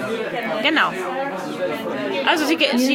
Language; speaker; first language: German; non-native, learner; French